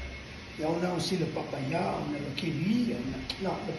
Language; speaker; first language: French; non-native, local second language; Arabic